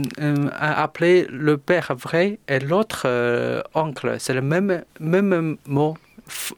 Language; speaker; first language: French; non-native, learner; Chinese